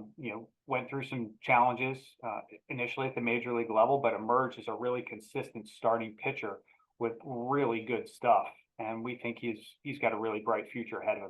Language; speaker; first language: English; native; English